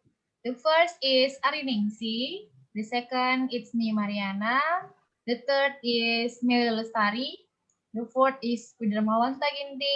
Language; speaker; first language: English; non-native, fluent; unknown